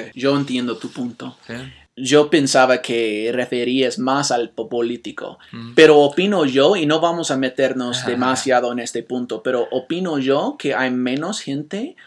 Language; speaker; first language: Spanish; non-native, fluent; English